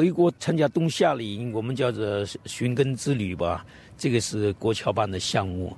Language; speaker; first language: Chinese; native; Chinese